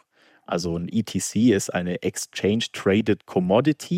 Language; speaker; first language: German; native; German